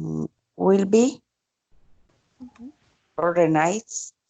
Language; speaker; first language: English; non-native, learner; Spanish